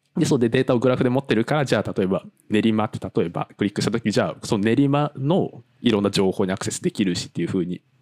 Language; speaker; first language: Japanese; native; Japanese